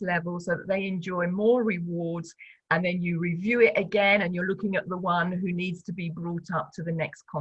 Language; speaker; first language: English; native; English